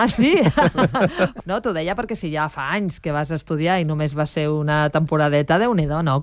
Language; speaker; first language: Catalan; native; Catalan